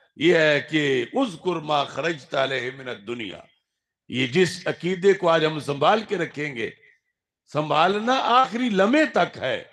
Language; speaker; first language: Urdu; non-native, local second language; Punjabi